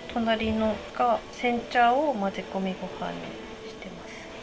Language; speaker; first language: Japanese; native; Japanese